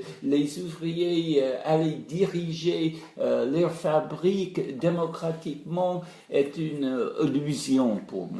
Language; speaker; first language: French; non-native, fluent; English